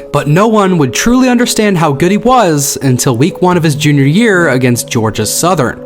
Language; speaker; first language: English; native; English